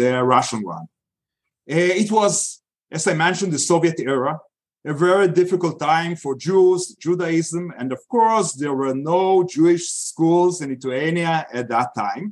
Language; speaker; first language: English; non-native, fluent; Yiddish